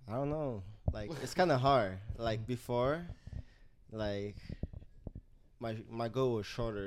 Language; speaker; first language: English; non-native, learner; Portuguese